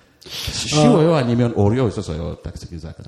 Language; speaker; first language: Korean; non-native, learner; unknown